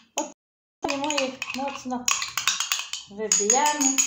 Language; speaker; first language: Polish; non-native, fluent; Ukrainian